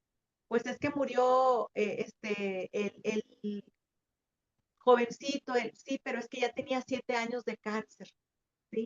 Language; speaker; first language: Spanish; native; Spanish